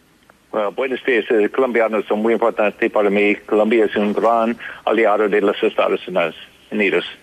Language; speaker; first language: Spanish; non-native, learner; English